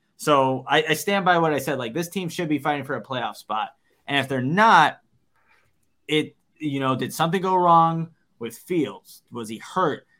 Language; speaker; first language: English; native; English